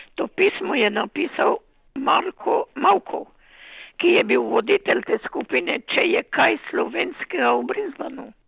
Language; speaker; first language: Slovenian; native; Slovenian